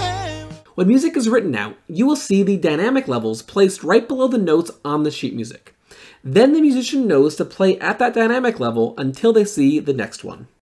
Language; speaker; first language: English; native; English